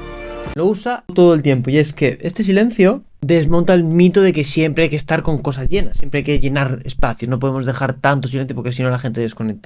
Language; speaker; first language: Spanish; native; Spanish